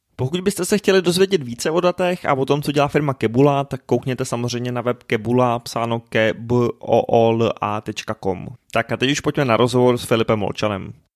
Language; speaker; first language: Czech; native; Czech